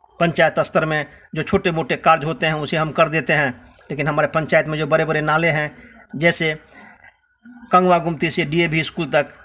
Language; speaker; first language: Hindi; native; Hindi